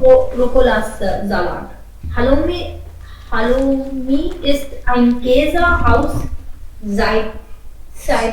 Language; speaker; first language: German; non-native, learner; Hindi